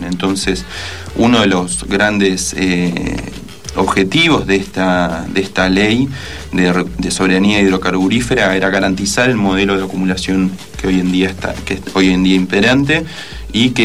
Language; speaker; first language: Spanish; native; Spanish